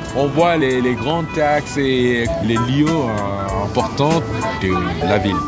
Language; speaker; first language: French; non-native, fluent; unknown